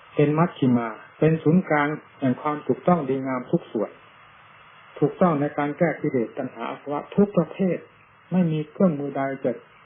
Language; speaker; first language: Thai; native; Thai